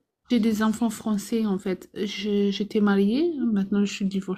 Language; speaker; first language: French; non-native, fluent; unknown